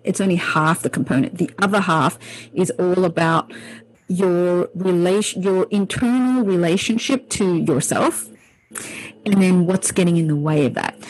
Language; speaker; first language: English; native; English